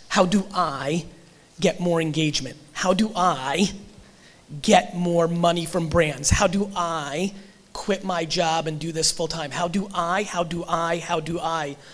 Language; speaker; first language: English; early bilingual, other home language; Russian